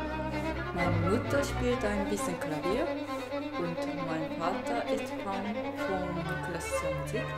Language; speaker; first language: German; non-native, fluent; Japanese